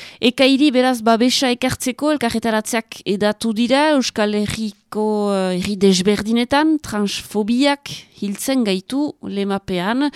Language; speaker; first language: Basque; native; Basque